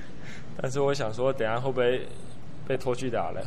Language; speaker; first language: Chinese; native; Chinese